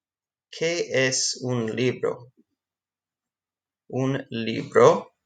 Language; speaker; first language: Spanish; non-native, fluent; English